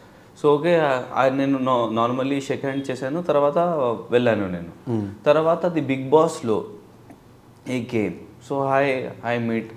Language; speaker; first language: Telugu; non-native, local second language; Hindi